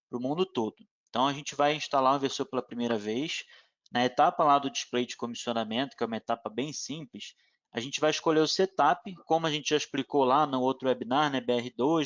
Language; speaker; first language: Portuguese; native; Portuguese